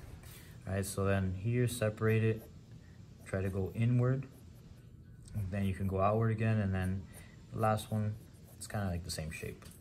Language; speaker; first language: English; native; English